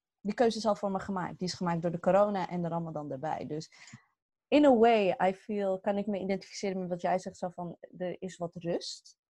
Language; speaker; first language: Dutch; early bilingual, other home language; Arabic